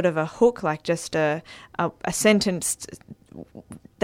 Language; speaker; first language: English; native; English